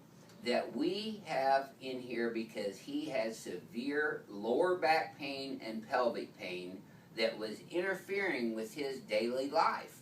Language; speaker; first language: English; native; English